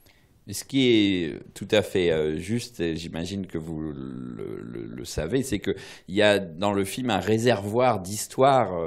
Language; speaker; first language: French; native; French